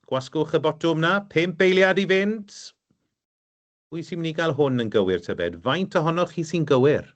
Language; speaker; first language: Welsh; native; Welsh